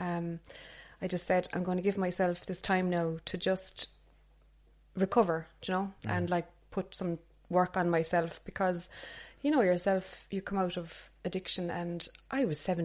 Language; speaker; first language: English; native; English